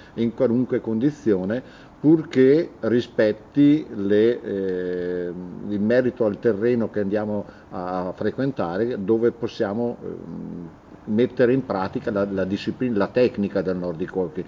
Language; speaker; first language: Italian; native; Italian